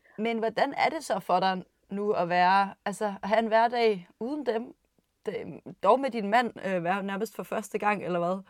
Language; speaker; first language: Danish; native; Danish